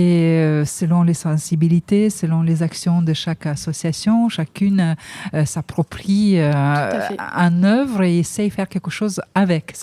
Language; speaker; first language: French; native; French